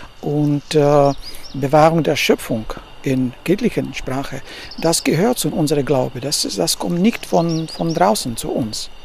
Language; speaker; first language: German; non-native, fluent; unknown